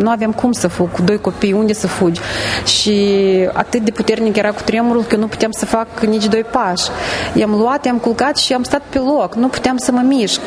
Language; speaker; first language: Romanian; native; Romanian